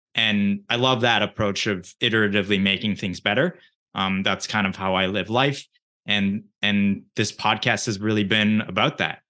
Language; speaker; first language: English; early bilingual, other home language; Japanese